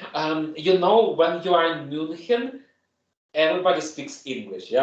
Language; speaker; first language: English; non-native, fluent; German